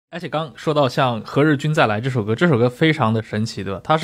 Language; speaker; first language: Chinese; native; Chinese